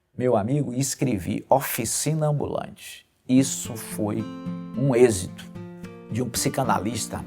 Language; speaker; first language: Portuguese; native; Portuguese